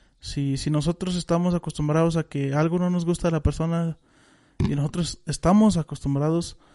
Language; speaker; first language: Spanish; native; Spanish